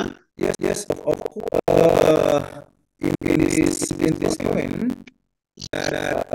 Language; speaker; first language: English; non-native, learner; Indonesian